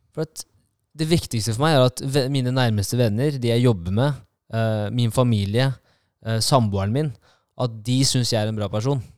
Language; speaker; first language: Norwegian; native; Norwegian